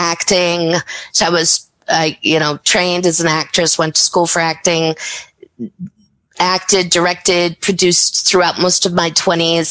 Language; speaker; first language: English; native; English